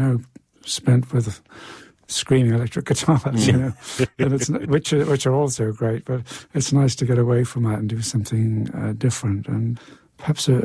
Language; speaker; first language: English; native; English